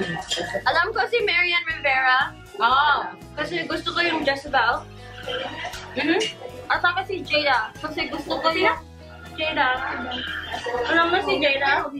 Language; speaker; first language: Filipino; early bilingual, heritage; English